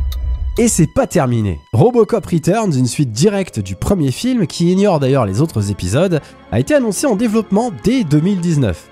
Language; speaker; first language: French; native; French